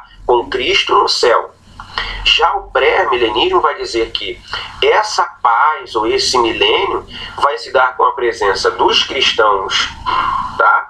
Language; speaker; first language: Portuguese; native; Portuguese